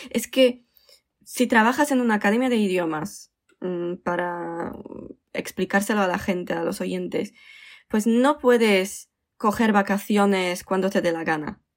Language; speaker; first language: Spanish; non-native, fluent; Polish